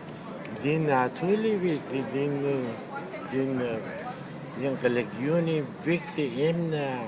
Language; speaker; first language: Danish; non-native, learner; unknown